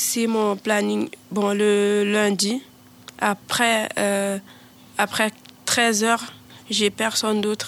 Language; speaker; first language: French; non-native, learner; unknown